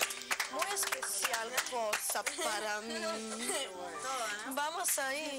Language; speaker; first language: Spanish; non-native, learner; Hebrew